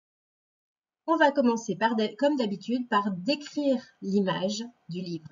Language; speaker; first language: French; native; French